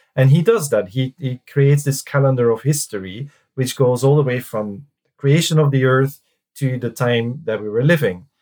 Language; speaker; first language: English; non-native, fluent; Dutch